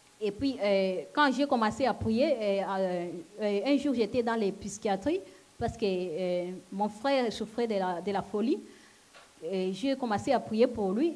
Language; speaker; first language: French; non-native, local second language; Lingala